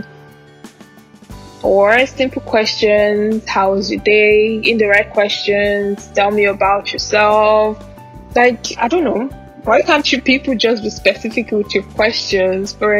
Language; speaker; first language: English; non-native, local second language; Igbo